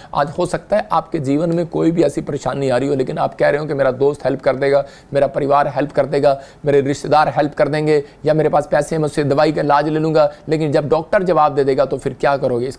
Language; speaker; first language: Hindi; native; Hindi